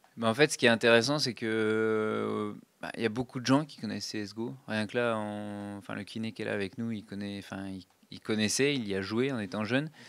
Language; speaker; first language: French; native; French